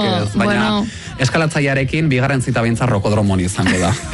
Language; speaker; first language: Basque; native; Basque